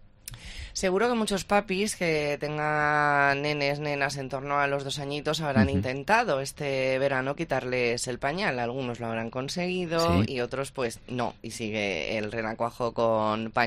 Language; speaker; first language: Spanish; native; Spanish